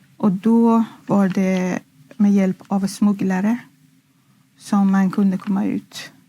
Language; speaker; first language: Swedish; non-native, fluent; Persian